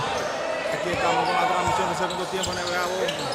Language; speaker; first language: Spanish; native; Spanish